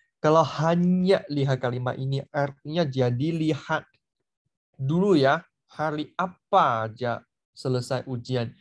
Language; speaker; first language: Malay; non-native, fluent; Chinese